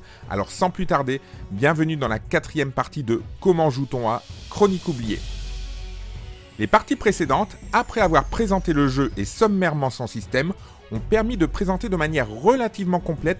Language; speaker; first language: French; native; French